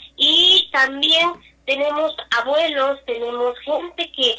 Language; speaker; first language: Spanish; non-native, local second language; Nahuatl languages